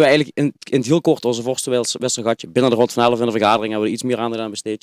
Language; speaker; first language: Dutch; native; Dutch